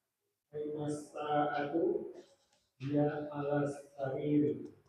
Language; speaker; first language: Arabic; non-native, learner; Indonesian